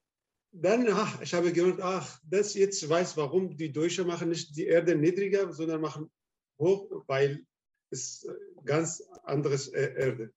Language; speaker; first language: German; non-native, learner; Arabic